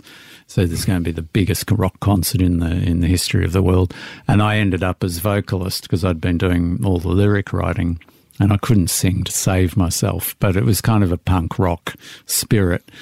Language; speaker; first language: English; native; English